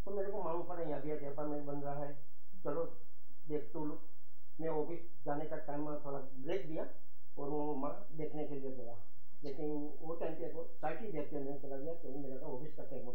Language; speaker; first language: Hindi; non-native, local second language; Gujarati